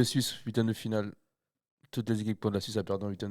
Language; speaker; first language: French; native; French